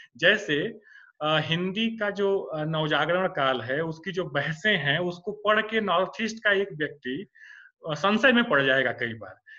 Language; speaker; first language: Hindi; native; Hindi